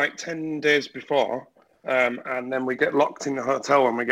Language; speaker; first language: English; native; English